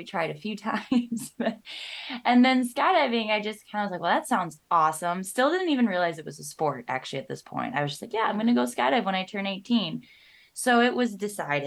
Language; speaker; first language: English; native; English